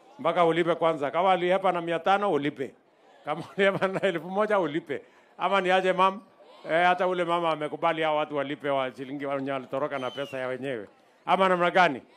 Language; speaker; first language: Swahili; non-native, local second language; Kalenjin